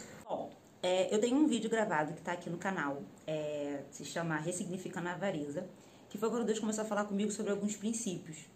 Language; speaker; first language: Portuguese; native; Portuguese